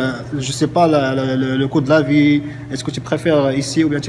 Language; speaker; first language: French; non-native, local second language; Arabic